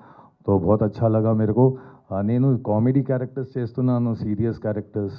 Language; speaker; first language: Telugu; non-native, local second language; Hindi